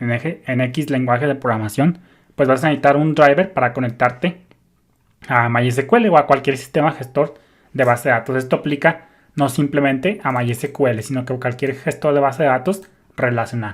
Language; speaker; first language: Spanish; native; Spanish